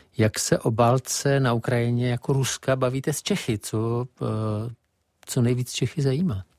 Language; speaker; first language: Czech; native; Czech